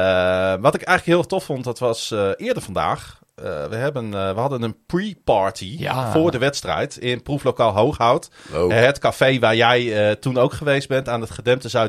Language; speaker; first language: Dutch; native; Dutch